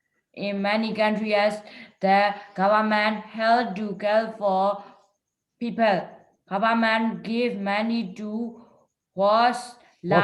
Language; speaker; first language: English; non-native, learner; Burmese